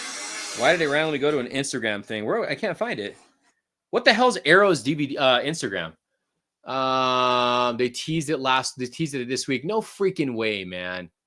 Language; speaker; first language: English; native; English